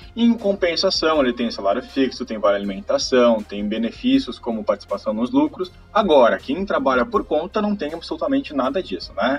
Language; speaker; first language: Portuguese; native; Portuguese